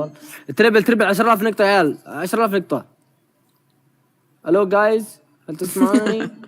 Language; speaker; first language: Arabic; native; Arabic